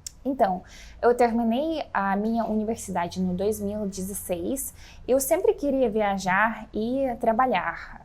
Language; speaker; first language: Portuguese; non-native, fluent; Russian